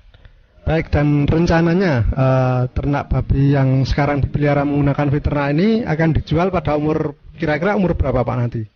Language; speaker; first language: Indonesian; native; Indonesian